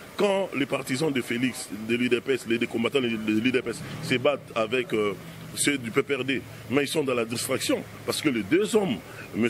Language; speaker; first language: French; non-native, local second language; Lingala